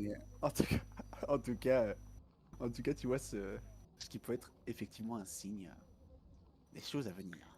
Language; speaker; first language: French; native; French